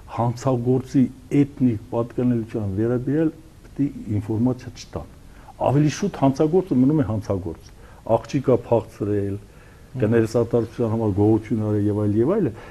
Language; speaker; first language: Armenian; non-native, local second language; Kurdish